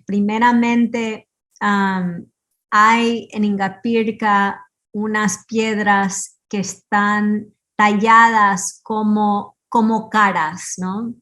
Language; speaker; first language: Spanish; early bilingual, heritage; Spanish